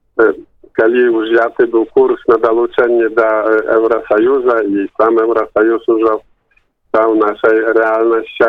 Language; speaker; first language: Polish; non-native, local second language; Belarusian